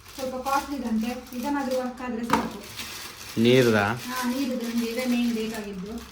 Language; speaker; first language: Kannada; non-native, local second language; Tulu